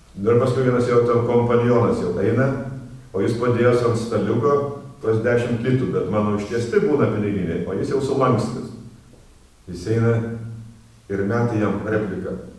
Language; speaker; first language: Lithuanian; non-native, fluent; Russian